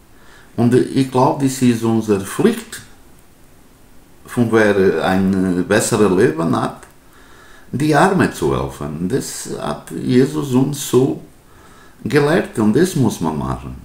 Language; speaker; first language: German; non-native, learner; Portuguese